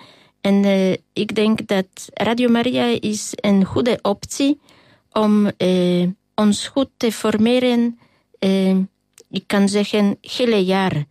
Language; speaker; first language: Dutch; non-native, learner; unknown